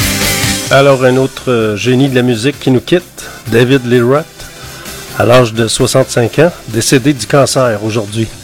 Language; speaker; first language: French; native; French